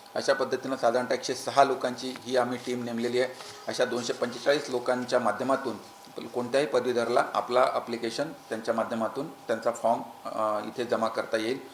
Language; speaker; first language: Marathi; native; Marathi